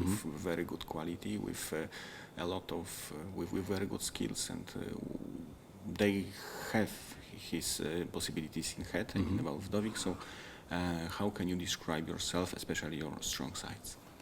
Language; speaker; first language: English; non-native, fluent; Polish